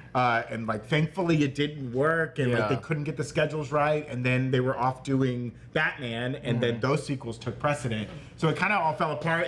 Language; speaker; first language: English; native; English